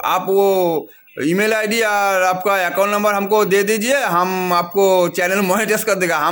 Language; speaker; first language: Hindi; non-native, local second language; Bangla